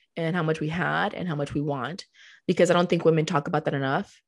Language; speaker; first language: English; early bilingual, other home language; Spanish